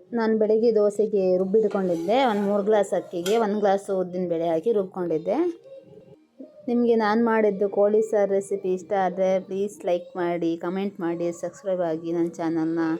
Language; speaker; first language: Kannada; native; Kannada